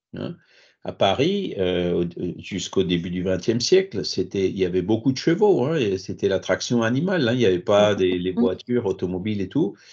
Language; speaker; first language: French; native; French